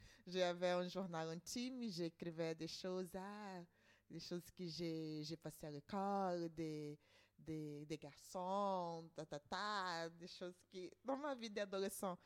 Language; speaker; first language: French; non-native, learner; Portuguese